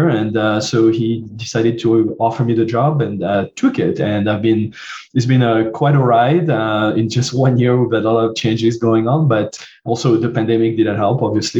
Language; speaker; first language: English; non-native, fluent; French